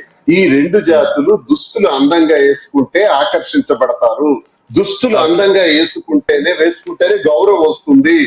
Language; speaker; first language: Telugu; native; Telugu